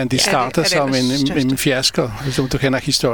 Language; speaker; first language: Danish; non-native, fluent; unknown